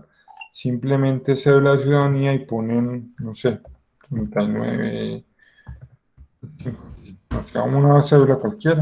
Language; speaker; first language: Spanish; native; Spanish